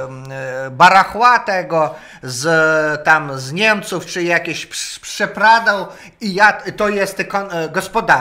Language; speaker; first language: Polish; non-native, learner; Russian